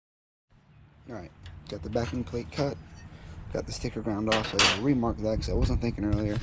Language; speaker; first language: English; native; English